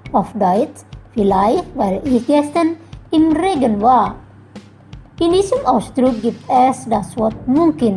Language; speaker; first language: German; non-native, fluent; Indonesian